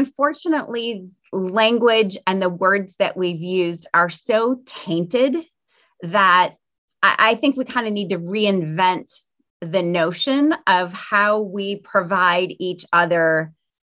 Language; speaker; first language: English; native; English